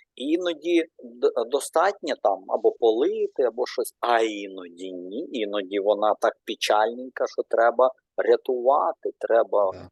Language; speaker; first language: Ukrainian; non-native, local second language; Russian